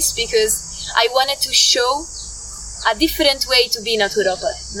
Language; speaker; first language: English; non-native, fluent; Italian